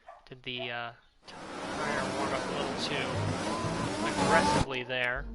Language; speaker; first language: English; native; English